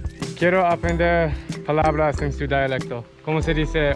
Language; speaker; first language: Spanish; non-native, learner; English